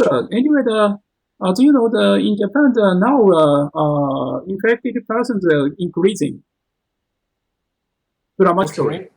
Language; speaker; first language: English; non-native, learner; Japanese